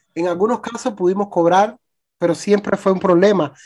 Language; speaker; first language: Spanish; native; Spanish